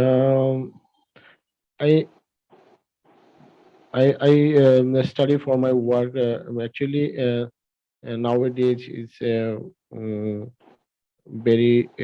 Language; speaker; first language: English; non-native, learner; Bangla